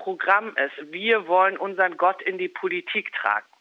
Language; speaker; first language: German; native; German